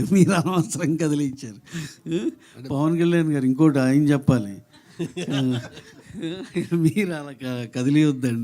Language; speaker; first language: Telugu; native; Telugu